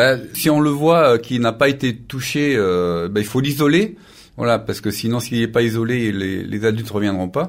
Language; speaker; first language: French; native; French